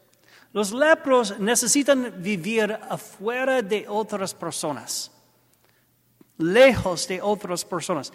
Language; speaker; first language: Spanish; non-native, learner; English